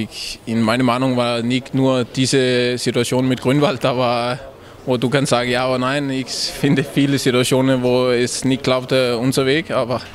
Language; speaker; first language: German; non-native, learner; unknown